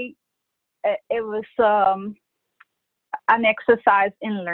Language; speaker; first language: English; non-native, fluent; Spanish